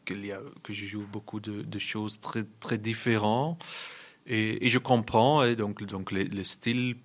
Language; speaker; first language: French; non-native, local second language; Dutch